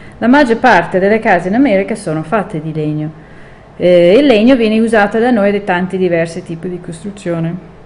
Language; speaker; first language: Italian; non-native, fluent; English